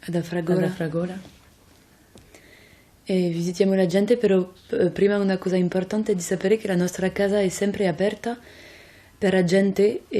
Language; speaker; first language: Italian; non-native, fluent; French